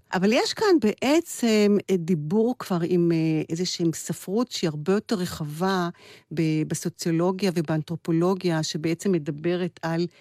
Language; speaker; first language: Hebrew; native; Hebrew